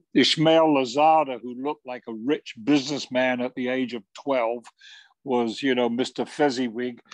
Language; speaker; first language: English; native; English